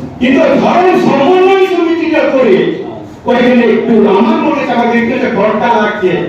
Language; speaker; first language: Bangla; non-native, local second language; Santali